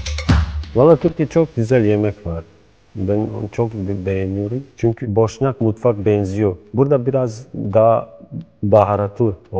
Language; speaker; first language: Turkish; non-native, learner; Bosnian